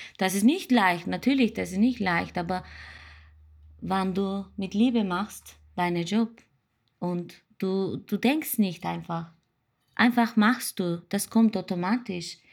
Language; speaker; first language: German; non-native, learner; Turkish